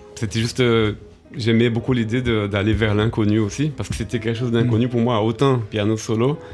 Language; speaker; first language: French; early bilingual, other home language; Portuguese